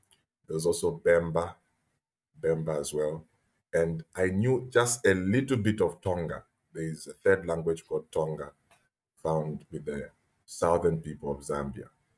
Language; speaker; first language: English; native; English